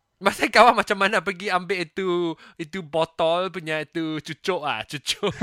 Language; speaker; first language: Malay; non-native, local second language; Chinese